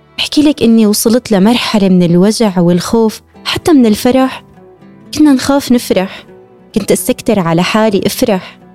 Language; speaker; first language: Arabic; native; Arabic